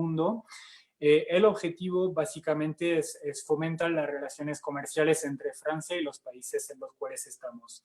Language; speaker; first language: Spanish; non-native, fluent; French